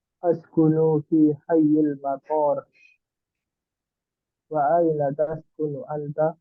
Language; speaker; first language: Arabic; non-native, learner; Indonesian